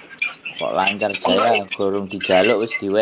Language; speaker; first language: Indonesian; non-native, local second language; Javanese